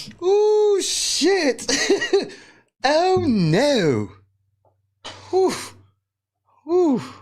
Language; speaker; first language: English; native; English